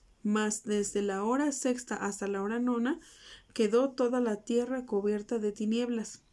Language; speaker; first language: Spanish; native; Spanish